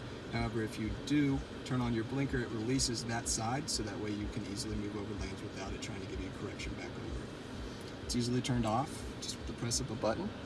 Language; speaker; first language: English; native; English